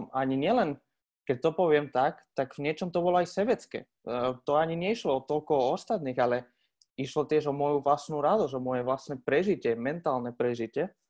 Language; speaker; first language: Slovak; non-native, fluent; Spanish